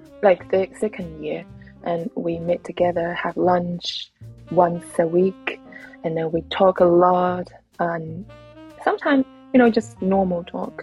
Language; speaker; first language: English; non-native, fluent; Chinese